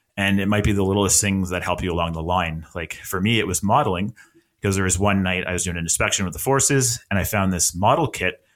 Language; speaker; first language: English; native; English